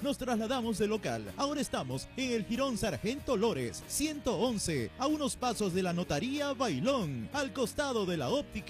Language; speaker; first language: Spanish; native; Spanish